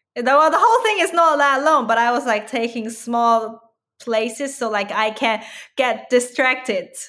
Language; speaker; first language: English; non-native, fluent; Chinese